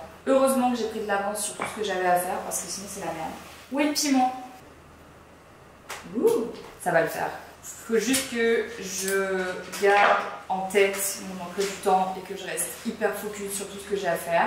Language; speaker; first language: French; native; French